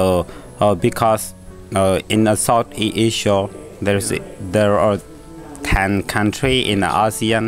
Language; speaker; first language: English; non-native, learner; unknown